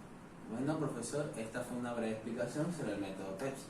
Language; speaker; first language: Spanish; native; Spanish